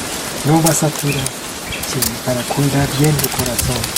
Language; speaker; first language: Spanish; non-native, local second language; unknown